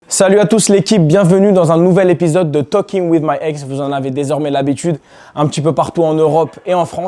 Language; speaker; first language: French; native; French